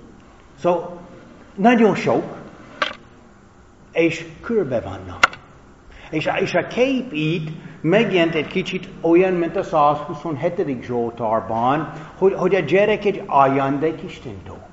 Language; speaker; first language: Hungarian; non-native, fluent; English